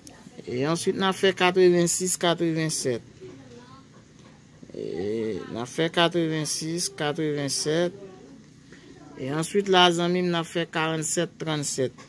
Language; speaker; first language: French; non-native, local second language; Haitian Creole